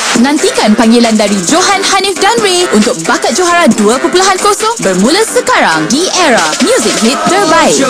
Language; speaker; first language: Malay; native; Malay